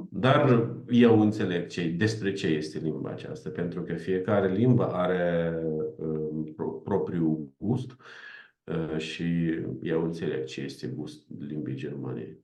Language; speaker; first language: Romanian; non-native, learner; Ukrainian